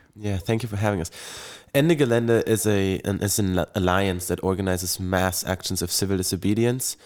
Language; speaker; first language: English; non-native, fluent; German